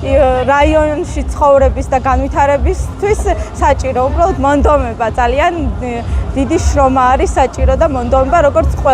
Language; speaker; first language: Georgian; native; Georgian